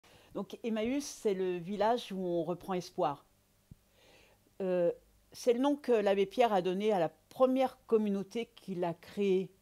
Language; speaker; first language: French; native; French